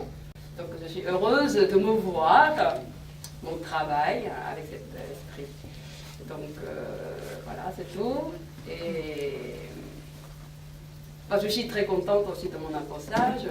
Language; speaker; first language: French; non-native, fluent; Korean